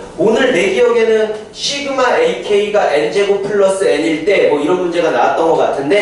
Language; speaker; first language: Korean; native; Korean